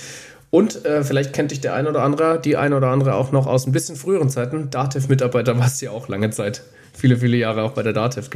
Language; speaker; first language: German; native; German